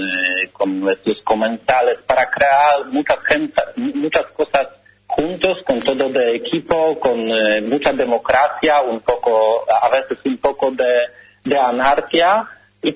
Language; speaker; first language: Spanish; non-native, learner; Polish